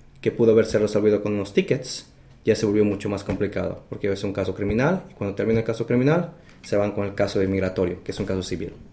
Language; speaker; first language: Spanish; native; Spanish